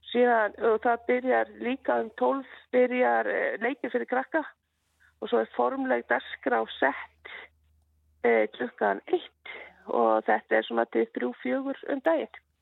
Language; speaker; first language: Icelandic; native; Icelandic